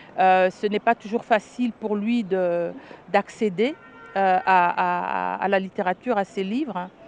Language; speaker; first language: French; non-native, local second language; Lingala